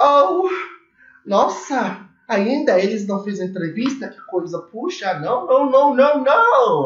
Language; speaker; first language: Portuguese; non-native, learner; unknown